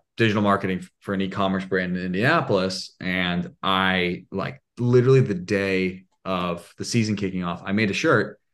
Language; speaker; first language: English; native; English